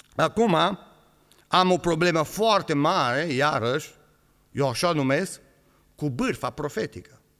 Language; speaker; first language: Romanian; native; Romanian